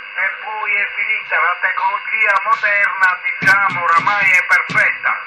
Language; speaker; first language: Italian; native; Italian